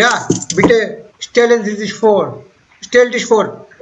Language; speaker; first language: German; non-native, fluent; Hindi